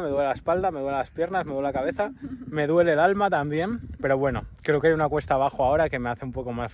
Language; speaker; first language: Spanish; native; Spanish